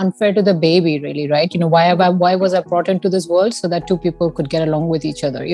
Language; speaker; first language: English; non-native, local second language; Hindi